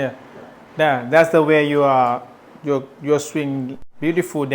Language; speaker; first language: English; non-native, learner; Thai